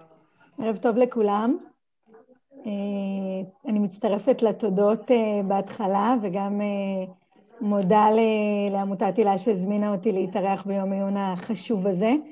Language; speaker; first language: Hebrew; native; Hebrew